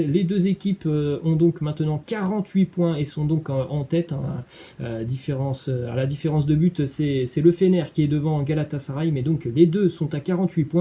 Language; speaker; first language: French; native; French